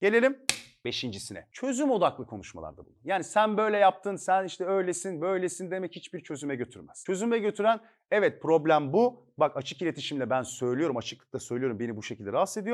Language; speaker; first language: Turkish; native; Turkish